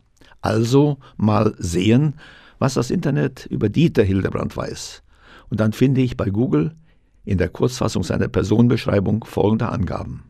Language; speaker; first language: German; native; German